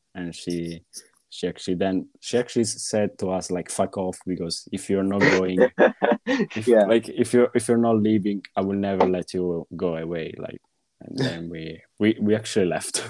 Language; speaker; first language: English; non-native, fluent; Italian